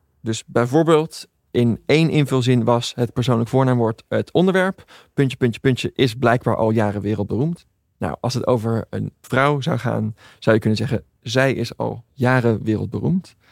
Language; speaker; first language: Dutch; native; Dutch